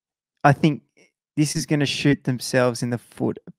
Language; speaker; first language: English; native; English